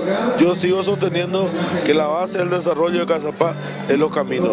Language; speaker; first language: Spanish; native; Spanish